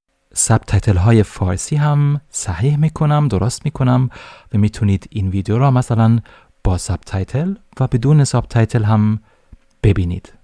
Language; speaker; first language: Persian; non-native, fluent; German